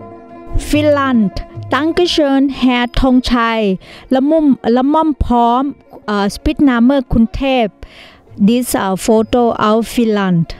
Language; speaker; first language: German; non-native, learner; Thai